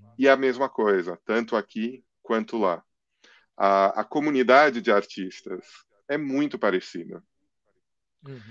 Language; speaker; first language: Portuguese; early bilingual, other home language; English